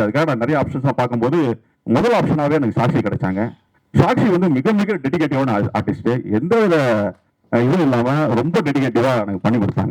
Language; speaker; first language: Tamil; native; Tamil